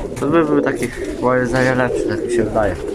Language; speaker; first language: Polish; native; Polish